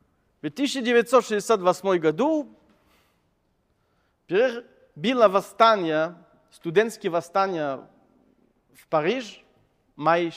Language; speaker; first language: Russian; non-native, fluent; French